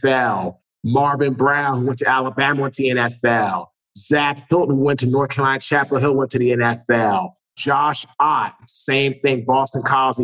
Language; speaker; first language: English; native; English